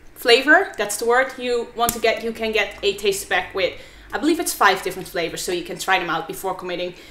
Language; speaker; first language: English; non-native, fluent; Dutch